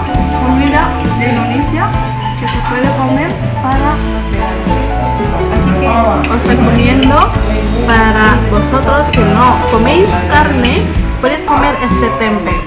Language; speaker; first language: Spanish; non-native, learner; Indonesian